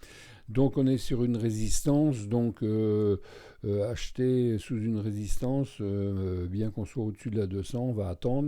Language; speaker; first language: French; native; French